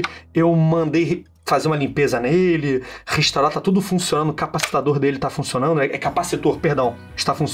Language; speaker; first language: Portuguese; native; Portuguese